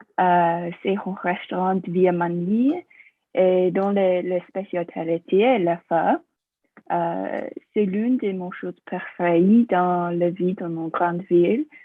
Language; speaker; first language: French; non-native, fluent; English